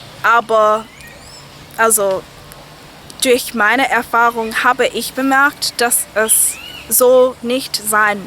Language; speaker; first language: German; non-native, fluent; English